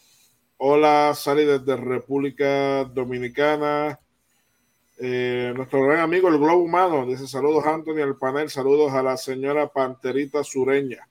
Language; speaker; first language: Spanish; native; Spanish